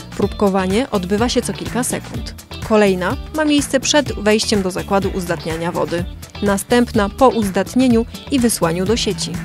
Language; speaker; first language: Polish; native; Polish